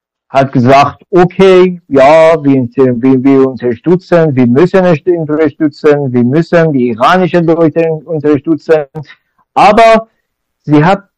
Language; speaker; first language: German; non-native, learner; Persian